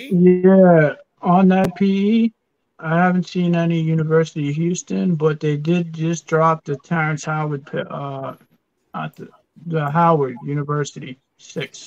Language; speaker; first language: English; native; English